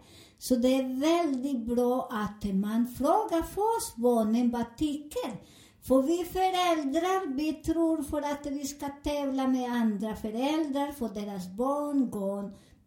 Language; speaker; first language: Swedish; non-native, learner; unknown